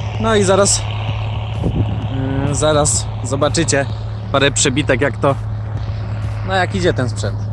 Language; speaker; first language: Polish; native; Polish